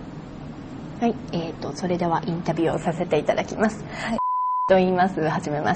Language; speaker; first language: Japanese; native; Japanese